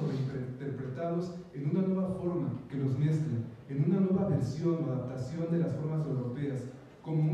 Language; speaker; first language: Spanish; native; Spanish